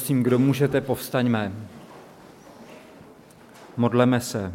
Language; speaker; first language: Czech; native; Czech